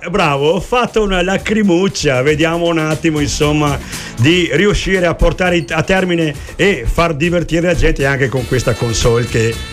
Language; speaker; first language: Italian; native; Italian